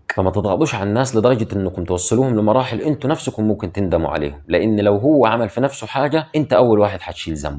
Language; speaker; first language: Arabic; native; Arabic